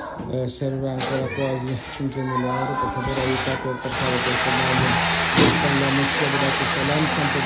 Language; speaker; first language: Italian; non-native, learner; Bangla